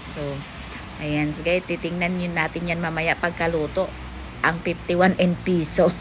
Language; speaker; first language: Filipino; non-native, local second language; Cebuano